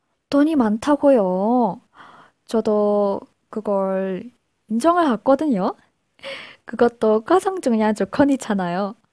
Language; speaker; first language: Korean; non-native, learner; Indonesian